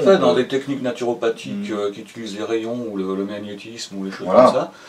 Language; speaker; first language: French; native; French